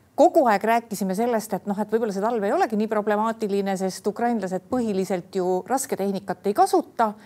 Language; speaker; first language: Estonian; native; Estonian